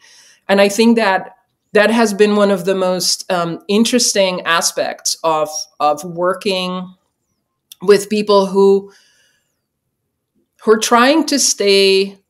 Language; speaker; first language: English; non-native, fluent; Czech